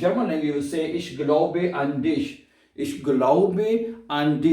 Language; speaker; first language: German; non-native, learner; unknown